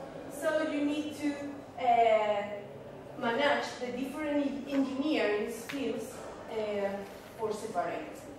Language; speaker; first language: English; non-native, fluent; Spanish